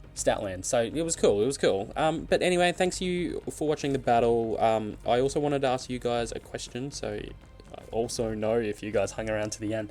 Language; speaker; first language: English; native; English